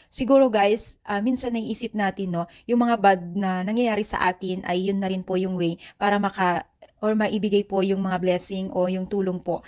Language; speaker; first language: Filipino; non-native, local second language; Iloko